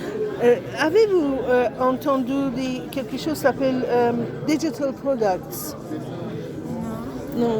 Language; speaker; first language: French; non-native, learner; Italian